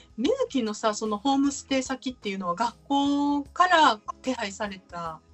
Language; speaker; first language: Japanese; native; Japanese